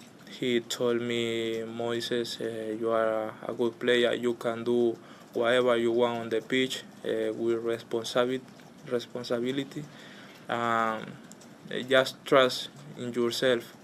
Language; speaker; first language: English; non-native, learner; Spanish